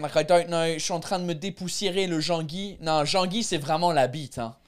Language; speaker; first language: French; non-native, fluent; English